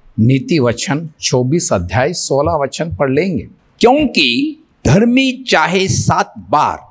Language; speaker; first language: Hindi; non-native, local second language; Telugu